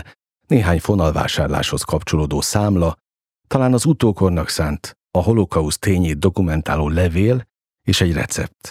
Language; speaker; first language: Hungarian; native; Hungarian